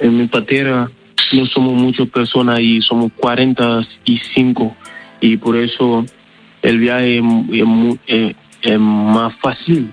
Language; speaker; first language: Spanish; non-native, learner; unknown